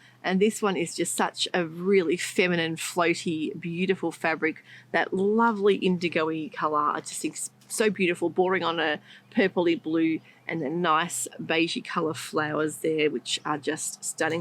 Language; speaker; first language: English; native; English